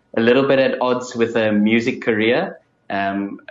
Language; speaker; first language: English; non-native, local second language; Afrikaans